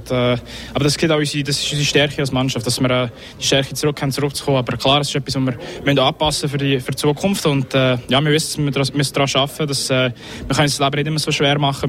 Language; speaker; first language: German; native; German